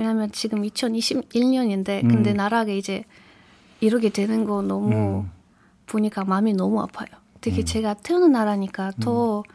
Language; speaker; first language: Korean; non-native, learner; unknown